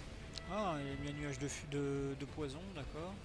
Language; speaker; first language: French; native; French